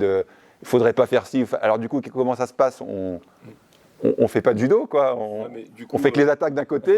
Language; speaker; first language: French; native; French